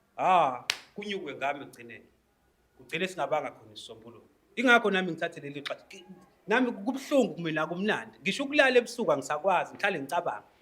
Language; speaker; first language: Zulu; native; Zulu